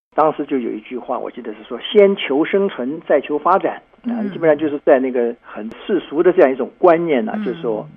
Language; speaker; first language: Chinese; native; Chinese